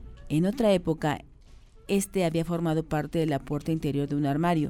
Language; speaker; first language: Spanish; native; Spanish